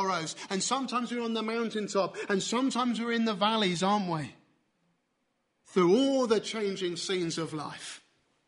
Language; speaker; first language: English; native; English